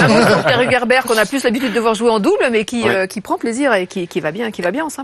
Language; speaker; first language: French; native; French